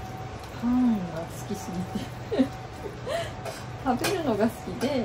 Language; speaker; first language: Japanese; native; Japanese